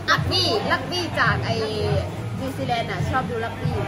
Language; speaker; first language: English; non-native, learner; Thai